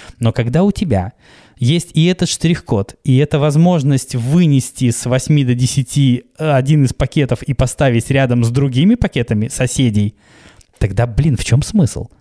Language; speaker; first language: Russian; native; Russian